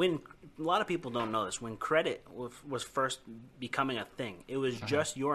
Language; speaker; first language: English; native; English